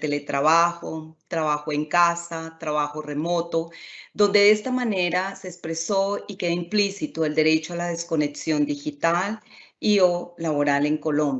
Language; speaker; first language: Spanish; native; Spanish